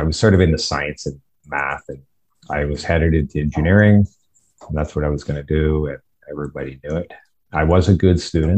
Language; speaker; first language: English; native; English